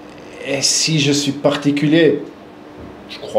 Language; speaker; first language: French; non-native, local second language; German